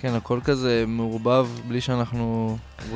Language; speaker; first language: Hebrew; native; Hebrew